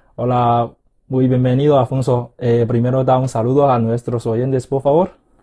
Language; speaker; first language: Spanish; non-native, fluent; Chinese